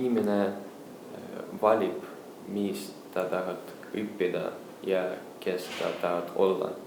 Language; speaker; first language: Estonian; non-native, local second language; Russian